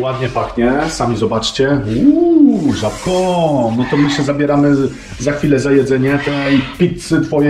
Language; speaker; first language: Polish; native; Polish